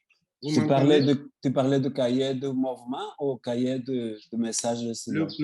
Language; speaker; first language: French; non-native, fluent; Spanish